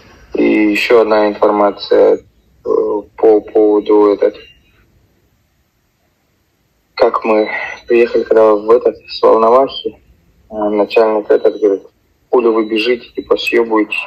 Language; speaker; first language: Russian; native; Russian